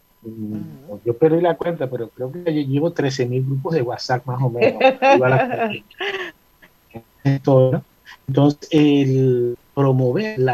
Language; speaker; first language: Spanish; native; Spanish